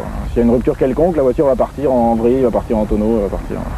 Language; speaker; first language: French; native; French